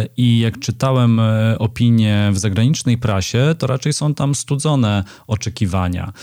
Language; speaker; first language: Polish; native; Polish